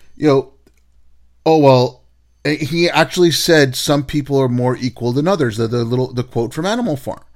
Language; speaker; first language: English; non-native, local second language; Urdu